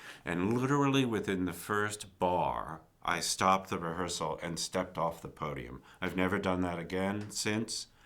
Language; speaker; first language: English; native; English